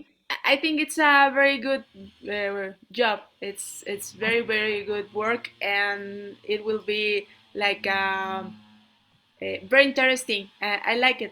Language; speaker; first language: English; non-native, learner; Spanish